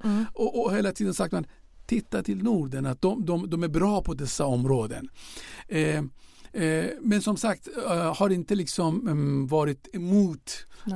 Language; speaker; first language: Swedish; non-native, fluent; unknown